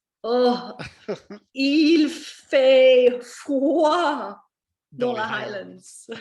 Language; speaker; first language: French; non-native, fluent; English